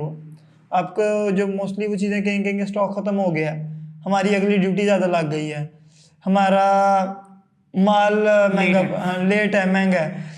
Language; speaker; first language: Urdu; non-native, local second language; Punjabi